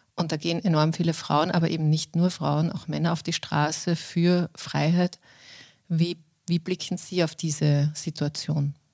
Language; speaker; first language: German; native; German